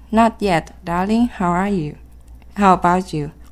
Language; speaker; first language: English; non-native, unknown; Vietnamese